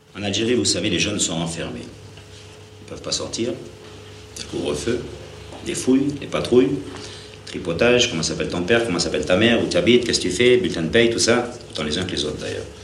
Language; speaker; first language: French; native; French